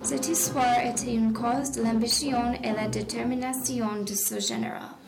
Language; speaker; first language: French; non-native, learner; English